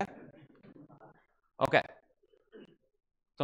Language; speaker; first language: Spanish; non-native, learner; English